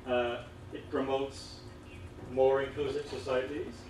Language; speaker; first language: English; native; English